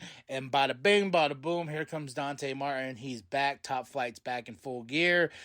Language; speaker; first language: English; native; English